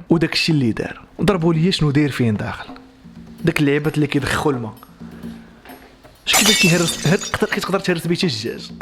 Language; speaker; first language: Arabic; native; Arabic